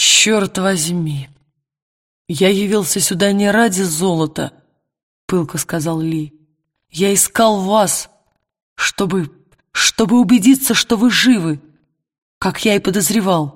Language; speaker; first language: Russian; native; Russian